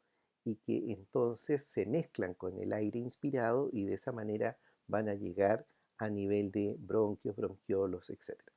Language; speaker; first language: Spanish; native; Spanish